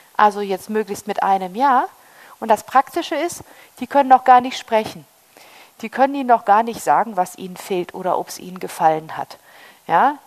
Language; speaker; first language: German; early bilingual, heritage; German